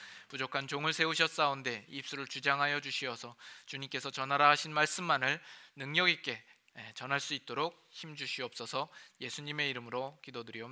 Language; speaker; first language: Korean; native; Korean